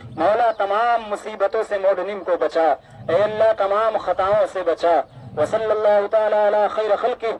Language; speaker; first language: Urdu; native; Urdu